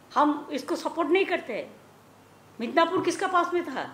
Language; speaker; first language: Hindi; non-native, local second language; Bangla